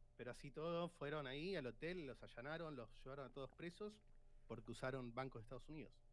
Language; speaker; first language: Spanish; native; Spanish